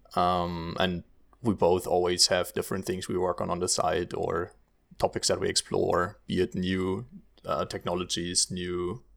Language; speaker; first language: English; non-native, fluent; German